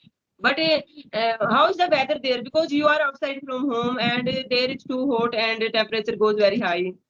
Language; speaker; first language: English; non-native, learner; Hindi